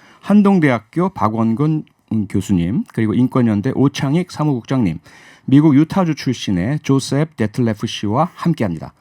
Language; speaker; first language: Korean; native; Korean